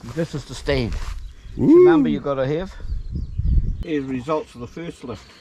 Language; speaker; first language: English; native; English